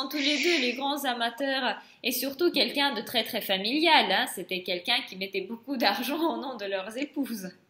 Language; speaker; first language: French; non-native, fluent; Russian